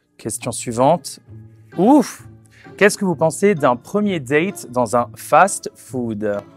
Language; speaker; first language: French; native; French